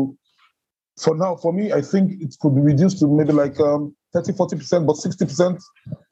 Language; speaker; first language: English; non-native, local second language; Yoruba